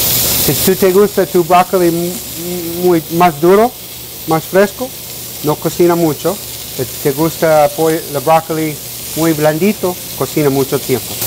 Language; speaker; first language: Spanish; non-native, learner; English